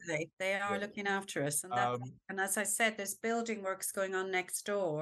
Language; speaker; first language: English; native; English